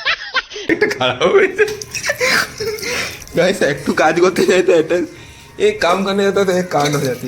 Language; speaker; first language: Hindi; non-native, local second language; Bangla